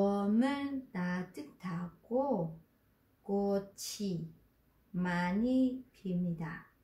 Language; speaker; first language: Korean; non-native, fluent; Vietnamese